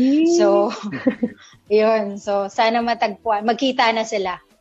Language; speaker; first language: Filipino; native; Filipino